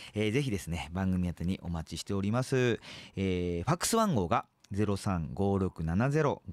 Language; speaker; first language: Japanese; native; Japanese